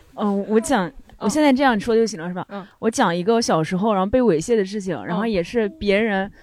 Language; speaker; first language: Chinese; native; Chinese